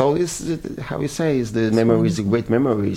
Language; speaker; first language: English; non-native, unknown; Polish